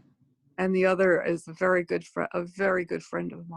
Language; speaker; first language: English; native; English